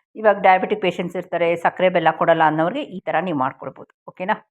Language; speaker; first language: Kannada; native; Kannada